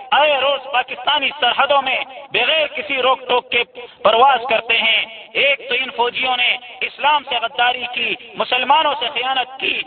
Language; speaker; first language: Urdu; non-native, local second language; Pashto